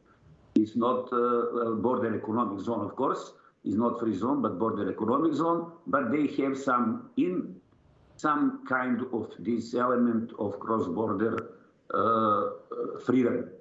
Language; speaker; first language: English; non-native, learner; Serbian